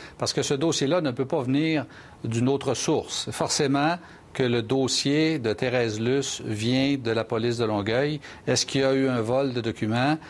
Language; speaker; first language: French; native; French